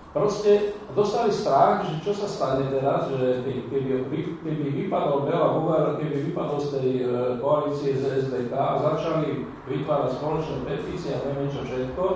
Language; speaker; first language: Slovak; non-native, local second language; Hungarian